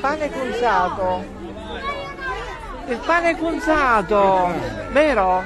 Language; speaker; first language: Italian; native; Italian